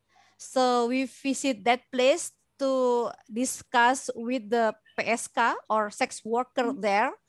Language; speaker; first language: English; non-native, learner; Indonesian